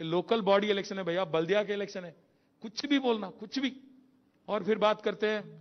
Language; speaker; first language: Hindi; non-native, local second language; Telugu